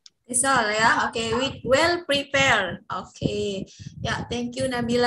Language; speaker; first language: English; non-native, fluent; Indonesian